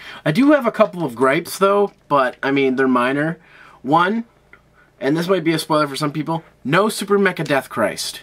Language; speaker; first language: English; native; English